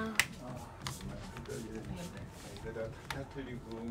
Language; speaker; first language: Korean; native; Korean